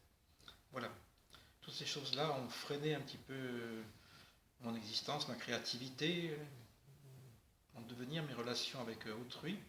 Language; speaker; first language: French; native; French